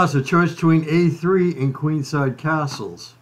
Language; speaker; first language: English; native; English